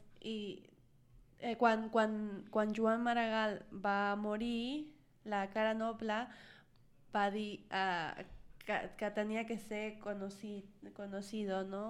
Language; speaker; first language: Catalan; non-native, learner; Spanish